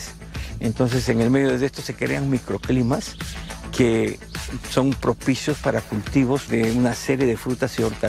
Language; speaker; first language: Spanish; native; Spanish